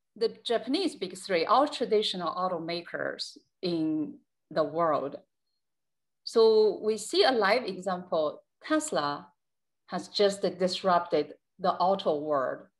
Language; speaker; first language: English; non-native, fluent; Chinese